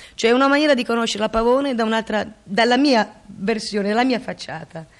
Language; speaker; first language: Italian; native; Italian